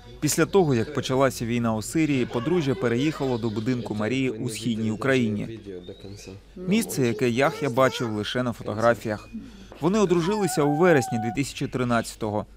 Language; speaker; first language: Ukrainian; native; Ukrainian